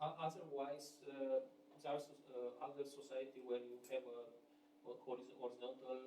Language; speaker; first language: English; non-native, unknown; Romanian